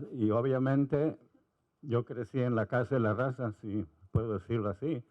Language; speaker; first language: Spanish; early bilingual, heritage; Spanish